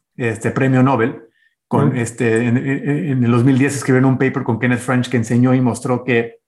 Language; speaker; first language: Spanish; early bilingual, heritage; Spanish